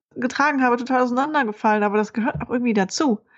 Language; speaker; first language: German; native; German